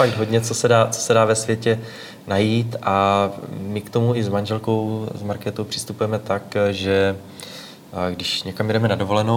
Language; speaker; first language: Czech; native; Czech